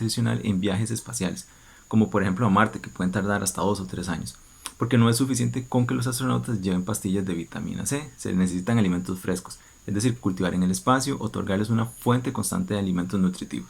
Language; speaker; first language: Spanish; native; Spanish